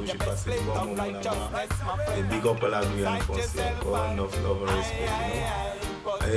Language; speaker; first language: French; non-native, fluent; English